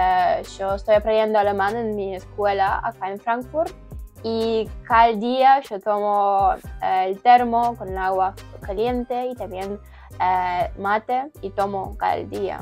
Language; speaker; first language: Spanish; non-native, learner; Ukrainian